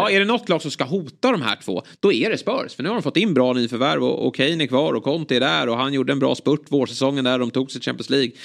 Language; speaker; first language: Swedish; native; Swedish